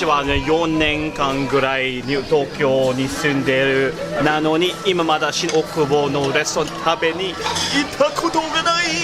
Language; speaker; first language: Japanese; non-native, fluent; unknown